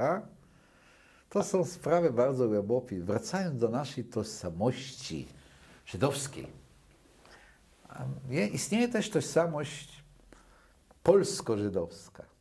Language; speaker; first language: Polish; early bilingual, other home language; Yiddish